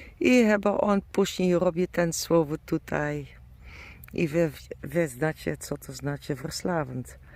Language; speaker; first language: Polish; non-native, learner; German